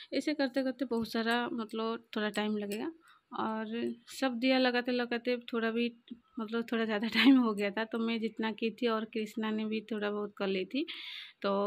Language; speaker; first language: Hindi; non-native, local second language; Odia